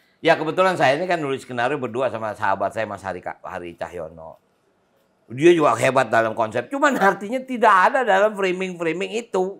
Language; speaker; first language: Indonesian; native; Indonesian